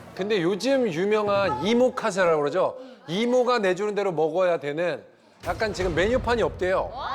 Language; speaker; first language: Korean; native; Korean